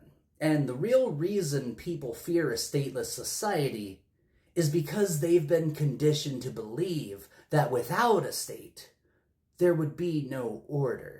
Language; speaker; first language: English; native; English